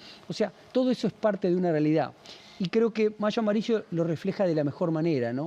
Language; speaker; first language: Spanish; native; Spanish